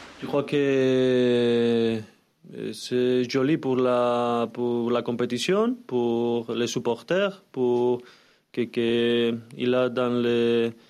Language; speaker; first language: French; non-native, learner; Spanish